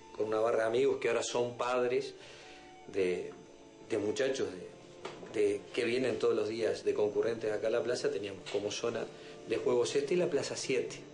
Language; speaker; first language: Spanish; native; Spanish